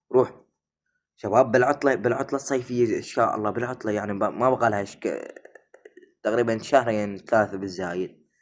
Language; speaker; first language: Arabic; native; Arabic